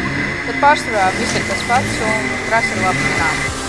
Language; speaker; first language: Latvian; native; Latvian